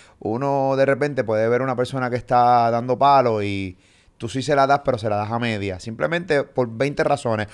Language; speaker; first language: Spanish; native; Spanish